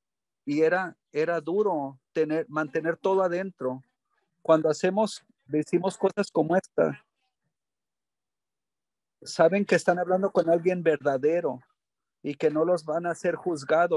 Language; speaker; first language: Spanish; early bilingual, heritage; English